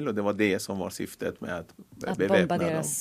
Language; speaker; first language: Swedish; non-native, fluent; Persian